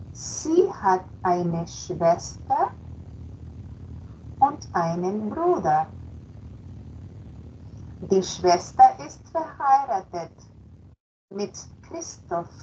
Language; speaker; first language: German; non-native, fluent; Spanish